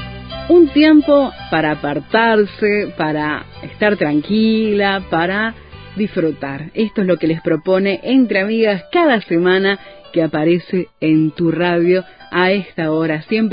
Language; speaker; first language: Spanish; native; Spanish